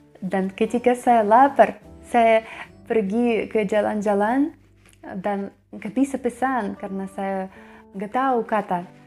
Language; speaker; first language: Indonesian; non-native, learner; Russian